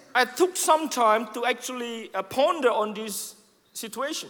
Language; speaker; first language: English; non-native, fluent; Indonesian